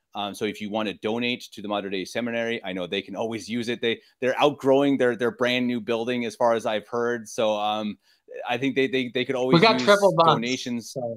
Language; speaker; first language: English; native; English